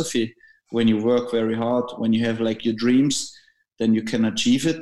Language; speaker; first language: English; non-native, fluent; German